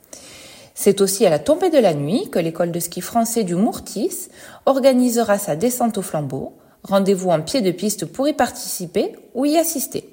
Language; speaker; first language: French; native; French